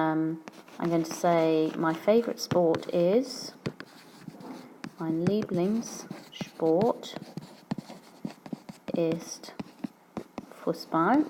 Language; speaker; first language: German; non-native, fluent; English